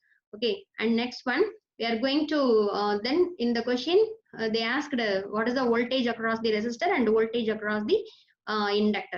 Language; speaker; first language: English; non-native, local second language; Tamil